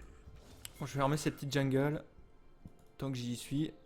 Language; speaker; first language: French; native; French